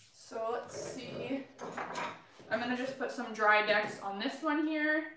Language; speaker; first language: English; native; English